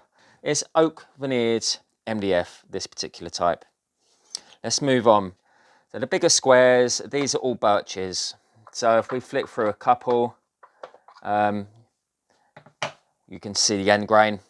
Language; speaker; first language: English; native; English